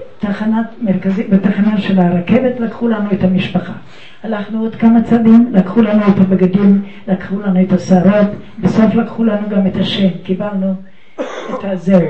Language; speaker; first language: Hebrew; non-native, fluent; Yiddish